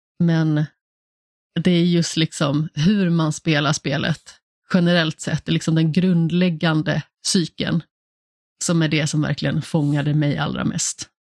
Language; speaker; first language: Swedish; native; Swedish